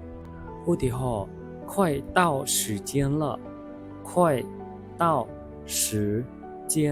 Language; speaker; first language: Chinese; non-native, fluent; Khmer